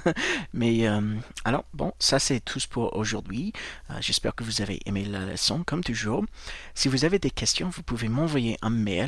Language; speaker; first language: French; non-native, fluent; English